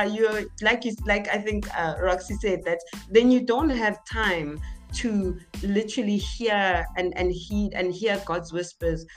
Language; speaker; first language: English; non-native, local second language; Zulu